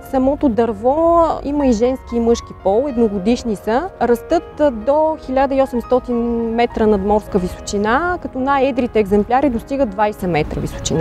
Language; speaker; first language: Bulgarian; native; Bulgarian